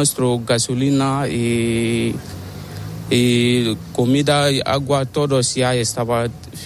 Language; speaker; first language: Spanish; non-native, learner; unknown